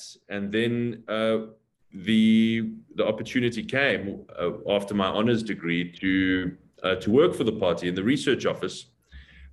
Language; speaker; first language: English; native; English